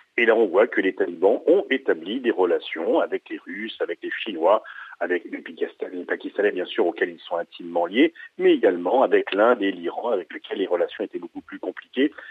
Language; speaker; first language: French; native; French